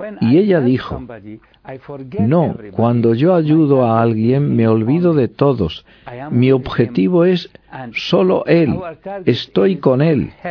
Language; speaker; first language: Spanish; non-native, fluent; Arabic